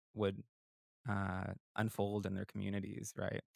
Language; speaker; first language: English; early bilingual, other home language; Spanish